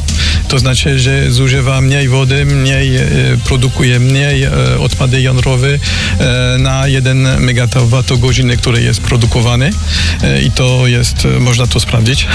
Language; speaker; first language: Polish; non-native, fluent; French